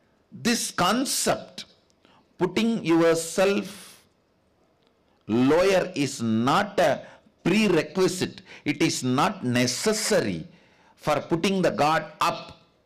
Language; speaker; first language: English; non-native, local second language; Tamil